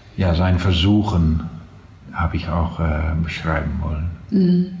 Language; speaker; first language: German; non-native, learner; Dutch